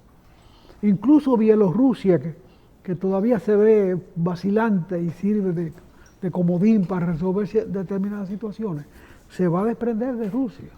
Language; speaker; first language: Spanish; native; Spanish